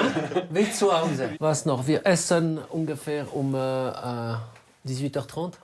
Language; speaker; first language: German; non-native, learner; French